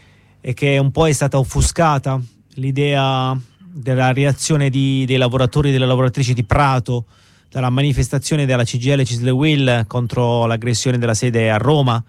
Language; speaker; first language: Italian; native; Italian